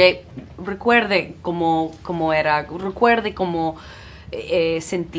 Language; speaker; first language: Spanish; non-native, fluent; English